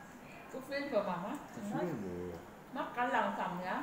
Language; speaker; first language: German; non-native, learner; Thai